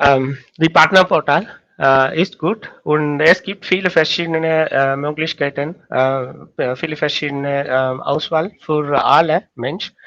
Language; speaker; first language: German; non-native, learner; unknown